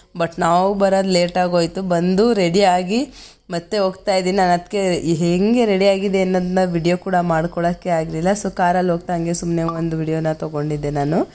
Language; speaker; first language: Kannada; native; Kannada